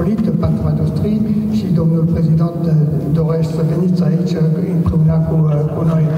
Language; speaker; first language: Romanian; non-native, learner; French